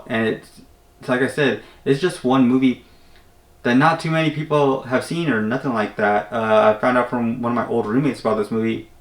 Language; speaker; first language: English; native; English